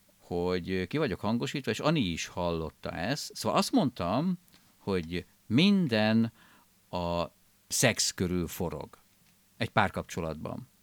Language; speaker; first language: Hungarian; native; Hungarian